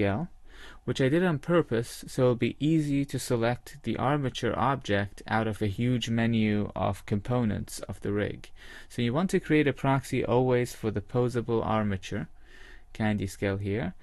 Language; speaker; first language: English; native; English